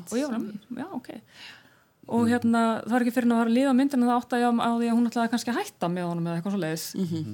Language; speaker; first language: Icelandic; non-native, fluent; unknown